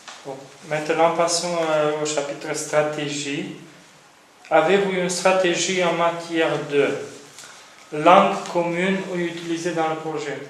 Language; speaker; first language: French; non-native, fluent; Romanian